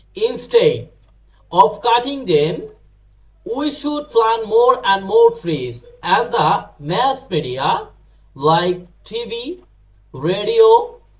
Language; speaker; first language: English; non-native, local second language; Bangla